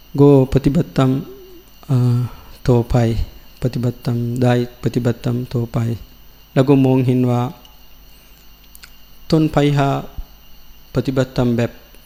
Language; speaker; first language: Thai; non-native, learner; Sinhala